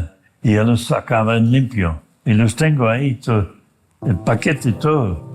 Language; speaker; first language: Spanish; non-native, fluent; English